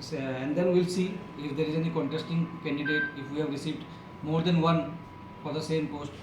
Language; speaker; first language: English; non-native, local second language; Bangla